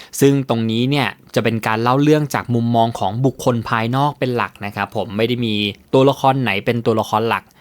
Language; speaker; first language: Thai; native; Thai